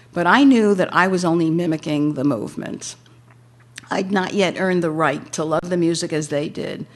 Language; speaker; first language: English; native; English